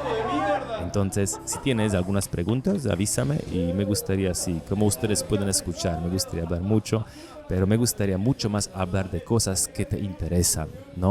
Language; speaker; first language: Spanish; non-native, learner; Slovak